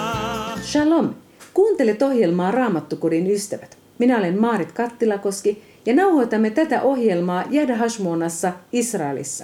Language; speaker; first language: Finnish; native; Finnish